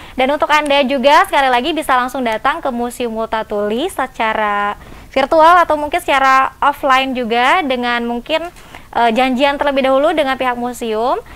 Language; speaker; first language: Indonesian; native; Indonesian